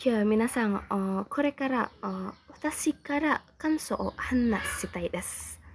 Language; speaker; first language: Japanese; non-native, learner; Indonesian